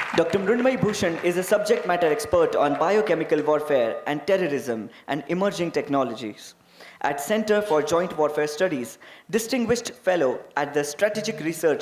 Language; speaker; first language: English; non-native, local second language; Marathi